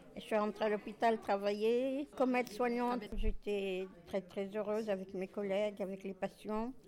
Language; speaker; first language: French; non-native, local second language; Arabic